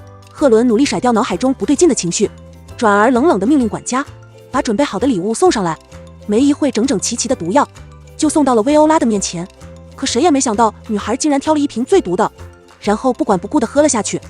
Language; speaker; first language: Chinese; native; Chinese